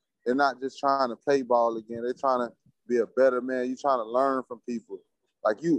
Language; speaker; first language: English; native; English